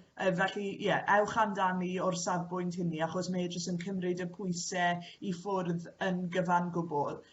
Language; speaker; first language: Welsh; native; Welsh